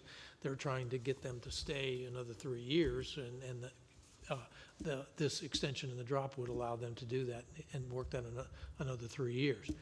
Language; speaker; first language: English; native; English